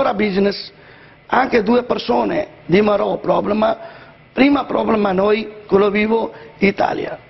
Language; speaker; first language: Italian; non-native, learner; Punjabi